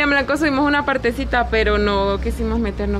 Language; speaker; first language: Spanish; native; Spanish